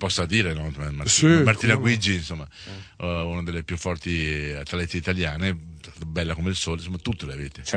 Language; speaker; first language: Italian; native; Italian